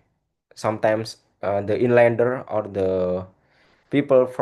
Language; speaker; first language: English; non-native, learner; Indonesian